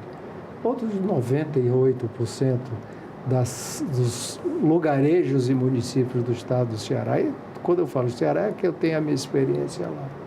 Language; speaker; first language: Portuguese; native; Portuguese